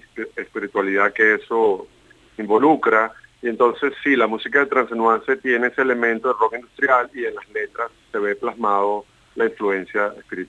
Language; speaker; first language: Spanish; native; Spanish